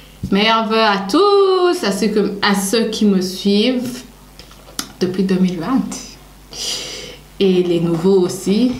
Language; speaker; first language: French; non-native, local second language; Rundi